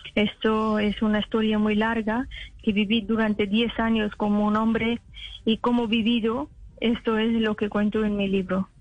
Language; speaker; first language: Spanish; non-native, fluent; Persian